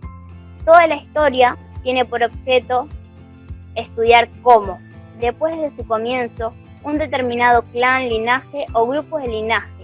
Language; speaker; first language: Spanish; native; Spanish